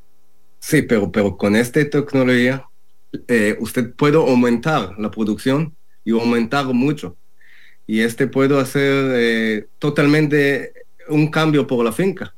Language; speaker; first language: Spanish; non-native, learner; Hebrew